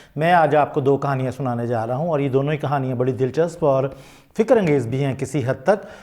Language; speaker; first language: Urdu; native; Urdu